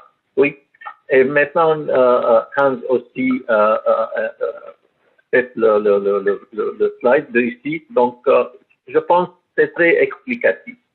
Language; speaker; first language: French; non-native, learner; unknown